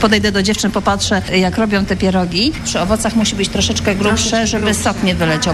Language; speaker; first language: Polish; native; Polish